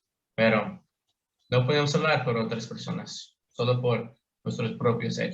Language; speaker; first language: Spanish; non-native, fluent; English